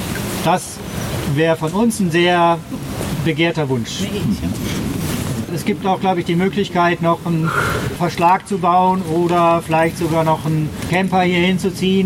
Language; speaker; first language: German; native; German